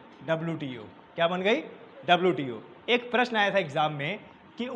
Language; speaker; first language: Hindi; native; Hindi